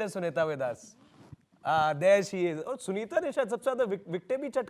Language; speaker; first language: Hindi; native; Hindi